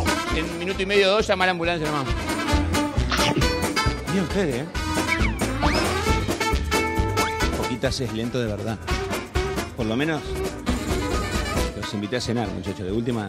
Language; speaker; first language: Spanish; native; Spanish